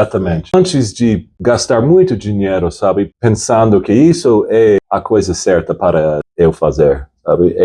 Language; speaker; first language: Portuguese; non-native, fluent; English